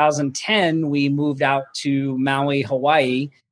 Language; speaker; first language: English; native; English